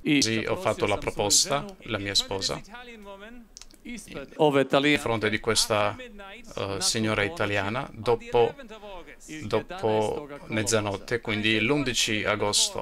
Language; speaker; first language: Italian; non-native, fluent; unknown